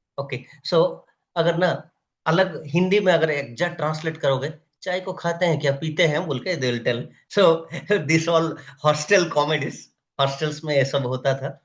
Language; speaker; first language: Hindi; non-native, local second language; Odia